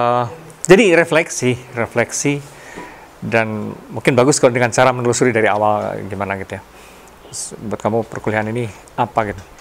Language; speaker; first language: Indonesian; native; Indonesian